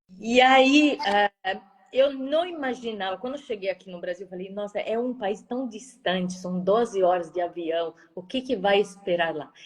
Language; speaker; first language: Portuguese; non-native, fluent; Italian